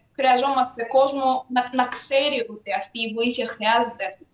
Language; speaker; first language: Greek; non-native, fluent; Ukrainian